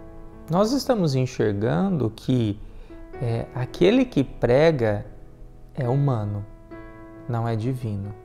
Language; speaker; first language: Portuguese; native; Portuguese